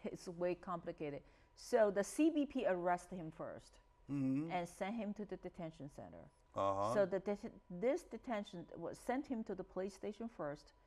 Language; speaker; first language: English; non-native, fluent; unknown